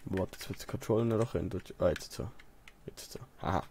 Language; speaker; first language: German; native; German